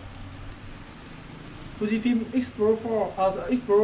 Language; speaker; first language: English; non-native, learner; Vietnamese